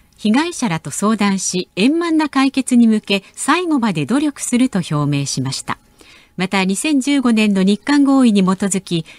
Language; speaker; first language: Japanese; native; Japanese